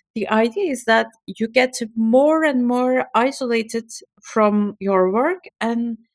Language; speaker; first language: English; non-native, fluent; Turkish